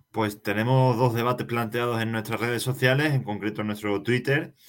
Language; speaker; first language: Spanish; native; Spanish